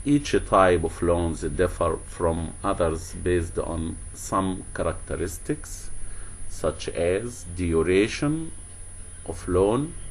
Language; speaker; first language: English; non-native, fluent; Arabic